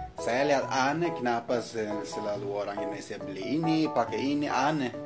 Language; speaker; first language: Indonesian; non-native, fluent; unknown